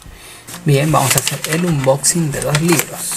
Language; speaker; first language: Spanish; native; Spanish